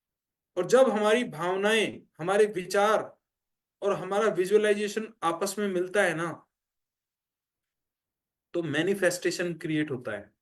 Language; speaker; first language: Hindi; native; Hindi